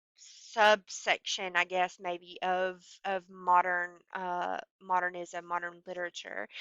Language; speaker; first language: English; native; English